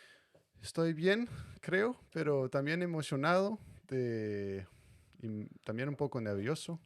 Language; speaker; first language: Spanish; non-native, fluent; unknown